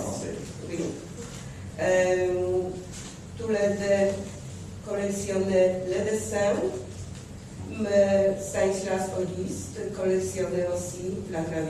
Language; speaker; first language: French; non-native, fluent; Polish